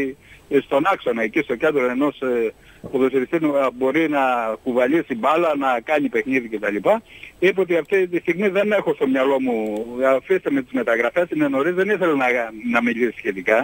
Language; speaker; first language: Greek; native; Greek